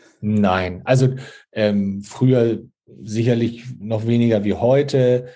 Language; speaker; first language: German; native; German